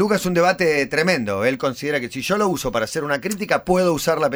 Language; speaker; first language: Spanish; native; Spanish